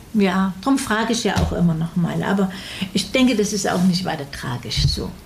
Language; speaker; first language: German; native; German